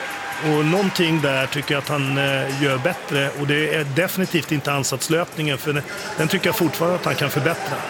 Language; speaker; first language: Swedish; native; Swedish